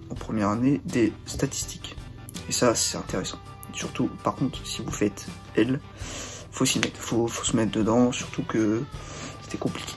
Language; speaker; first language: French; native; French